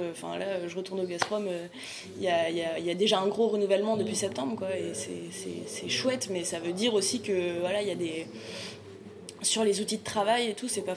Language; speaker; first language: French; native; French